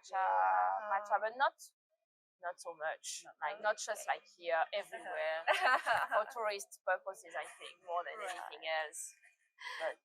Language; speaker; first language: English; non-native, learner; French